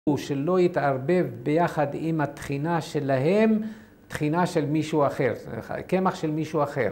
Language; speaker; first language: Hebrew; non-native, fluent; Arabic